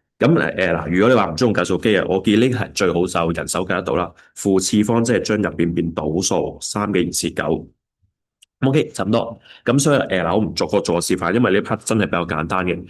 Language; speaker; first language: Cantonese; native; Cantonese